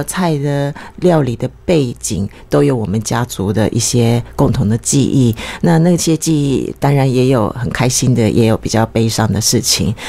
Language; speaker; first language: Chinese; early bilingual, other home language; Japanese